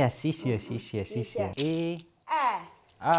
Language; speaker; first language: Chinese; non-native, fluent; Hindi